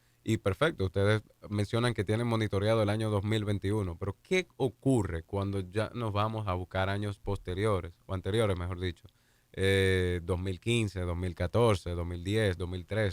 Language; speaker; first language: Spanish; native; Spanish